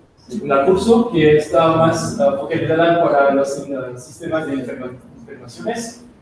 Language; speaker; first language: Spanish; non-native, learner; French